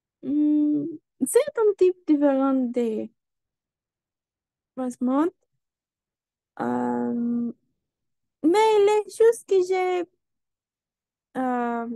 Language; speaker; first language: French; non-native, learner; Spanish